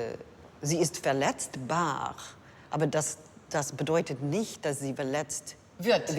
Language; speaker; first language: German; non-native, learner; English